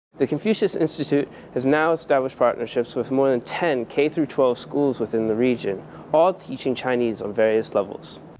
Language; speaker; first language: English; native; English